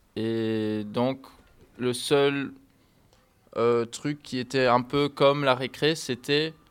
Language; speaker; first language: French; non-native, fluent; English